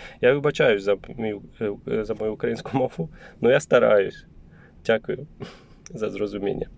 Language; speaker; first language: Ukrainian; non-native, learner; Polish